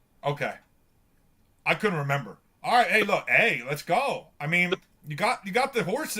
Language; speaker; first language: English; native; English